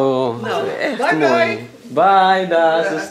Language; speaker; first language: Dutch; non-native, learner; Indonesian